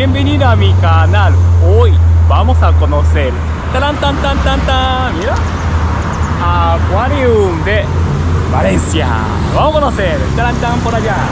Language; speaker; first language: Spanish; non-native, learner; Japanese